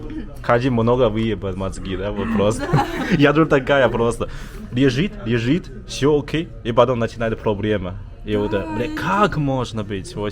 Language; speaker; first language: Russian; non-native, learner; Chinese